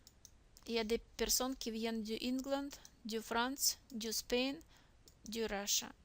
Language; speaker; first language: French; non-native, learner; Russian